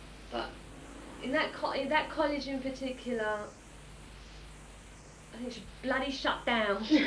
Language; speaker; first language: English; early bilingual, other home language; Greek